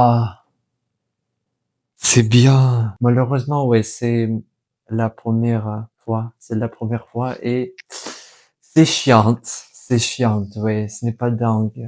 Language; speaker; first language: French; non-native, fluent; Russian